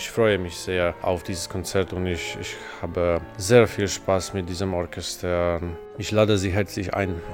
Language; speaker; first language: German; non-native, fluent; Polish